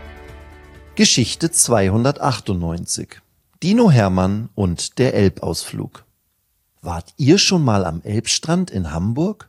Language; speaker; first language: German; native; German